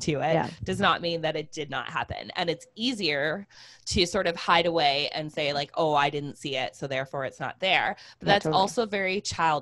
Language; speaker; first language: English; native; English